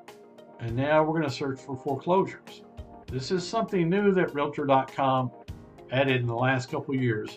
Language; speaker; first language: English; native; English